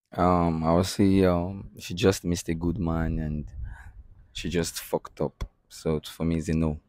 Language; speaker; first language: English; non-native, local second language; Bini